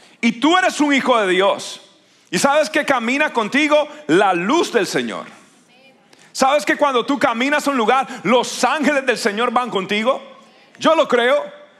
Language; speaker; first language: Spanish; native; Spanish